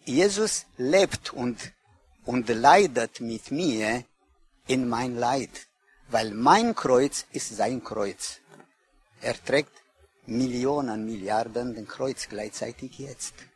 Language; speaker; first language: German; non-native, learner; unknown